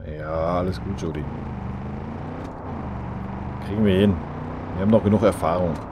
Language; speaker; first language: German; native; German